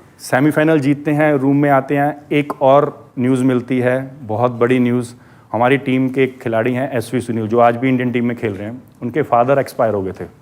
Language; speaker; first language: Hindi; non-native, local second language; Punjabi